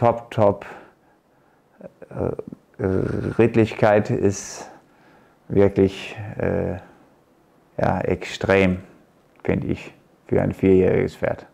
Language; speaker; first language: German; non-native, fluent; Danish